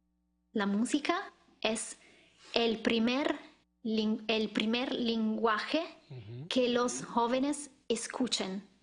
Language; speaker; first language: Spanish; non-native, fluent; Italian